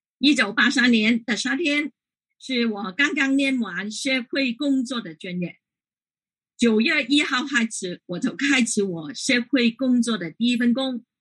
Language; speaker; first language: Chinese; non-native, local second language; Cantonese